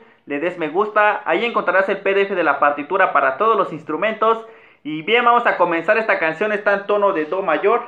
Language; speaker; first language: Spanish; native; Spanish